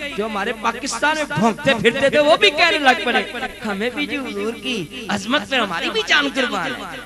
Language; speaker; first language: Urdu; non-native, local second language; Punjabi